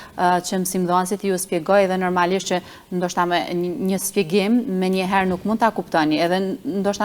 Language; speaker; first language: Albanian; native; Albanian